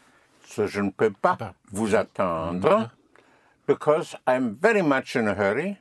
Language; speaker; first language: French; non-native, fluent; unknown